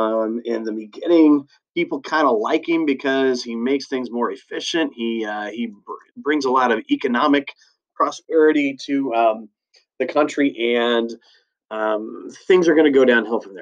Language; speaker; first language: English; native; English